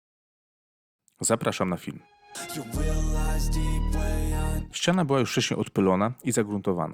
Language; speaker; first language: Polish; native; Polish